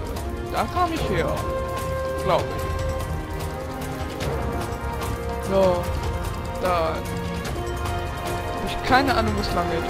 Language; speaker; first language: German; native; German